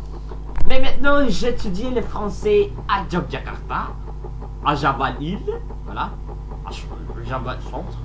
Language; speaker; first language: French; non-native, learner; Sasak